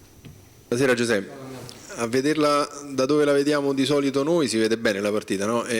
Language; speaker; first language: Italian; native; Italian